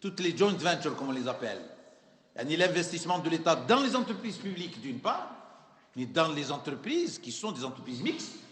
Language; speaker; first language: French; non-native, local second language; Arabic